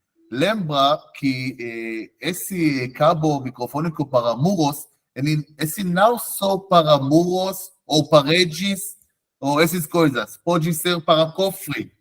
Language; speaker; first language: Portuguese; non-native, fluent; Hebrew